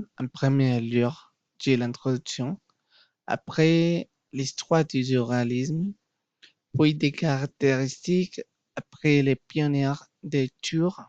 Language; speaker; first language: French; non-native, learner; Spanish